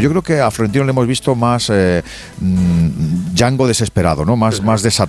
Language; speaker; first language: Spanish; native; Spanish